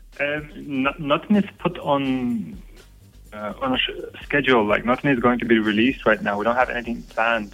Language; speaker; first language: English; non-native, fluent; Bulgarian